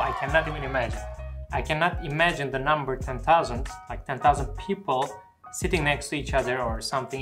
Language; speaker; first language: English; non-native, fluent; Turkish